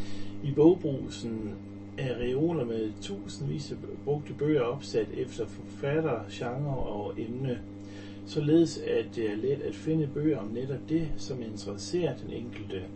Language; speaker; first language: Danish; native; Danish